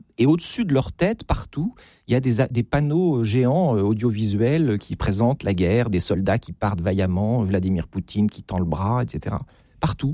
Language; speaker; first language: French; native; French